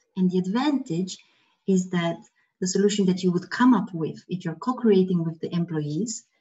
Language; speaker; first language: English; non-native, fluent; Romanian